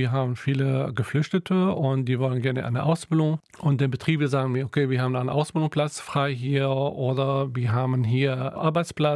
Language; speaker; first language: German; non-native, local second language; Arabic